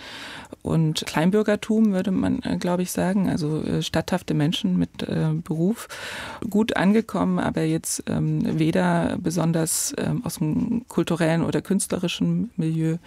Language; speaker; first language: German; native; German